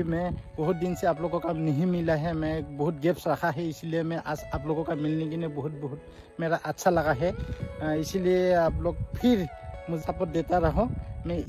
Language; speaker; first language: Hindi; non-native, learner; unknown